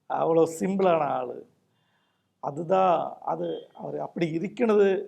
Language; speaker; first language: Tamil; non-native, local second language; Malayalam